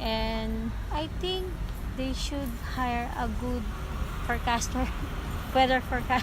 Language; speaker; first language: English; non-native, learner; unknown